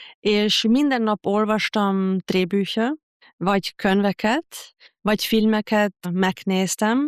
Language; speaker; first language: Hungarian; non-native, learner; German